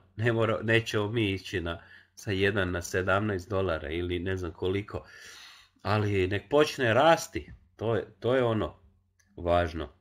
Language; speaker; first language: Croatian; non-native, local second language; Hungarian